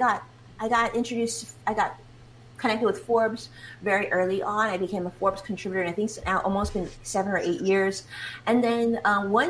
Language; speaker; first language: English; early bilingual, other home language; Chinese